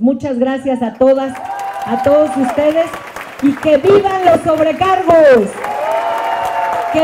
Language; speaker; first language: Spanish; native; Spanish